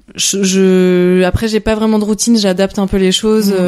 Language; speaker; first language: French; native; French